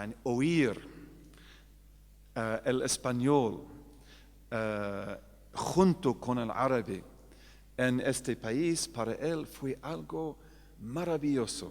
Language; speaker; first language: Spanish; non-native, fluent; English